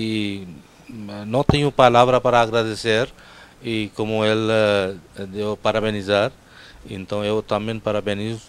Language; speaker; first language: Portuguese; non-native, fluent; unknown